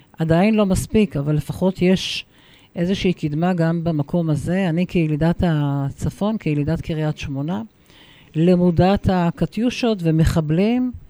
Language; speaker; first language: Hebrew; native; Hebrew